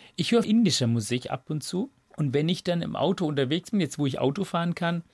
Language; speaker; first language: German; non-native, fluent; Tamil